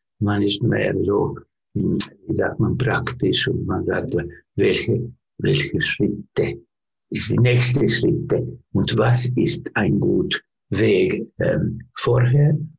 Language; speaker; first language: German; non-native, learner; Finnish